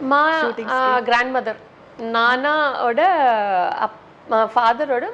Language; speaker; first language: Telugu; non-native, local second language; Tamil